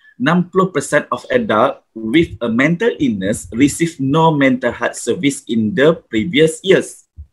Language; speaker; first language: English; non-native, local second language; Malay